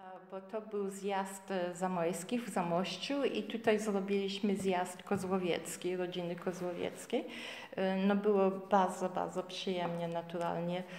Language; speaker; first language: Polish; early bilingual, heritage; Polish